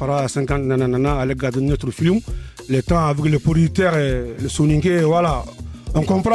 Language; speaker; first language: French; early bilingual, other home language; Soninke